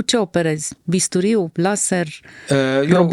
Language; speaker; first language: Romanian; native; Romanian